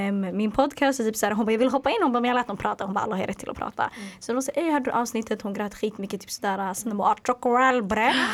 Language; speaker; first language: Swedish; early bilingual, other home language; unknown